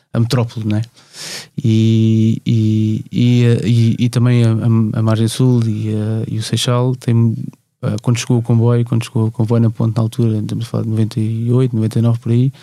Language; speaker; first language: Portuguese; native; Portuguese